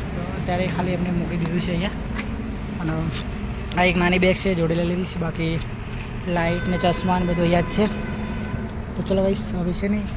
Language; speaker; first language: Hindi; non-native, local second language; Gujarati